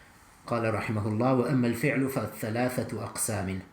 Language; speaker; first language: Arabic; non-native, fluent; English